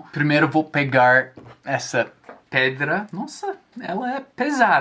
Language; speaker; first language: Portuguese; non-native, fluent; English